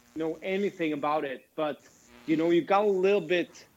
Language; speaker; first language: English; non-native, fluent; Swedish